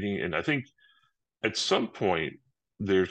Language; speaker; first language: English; native; English